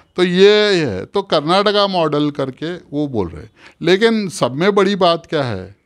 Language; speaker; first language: Hindi; non-native, local second language; Urdu